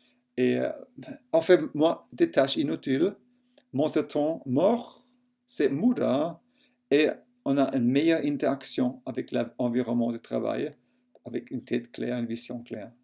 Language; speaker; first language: French; non-native, local second language; German